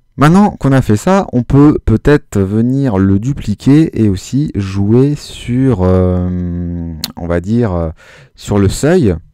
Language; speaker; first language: French; native; French